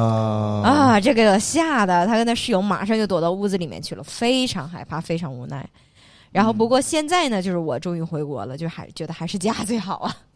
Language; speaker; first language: Chinese; native; Chinese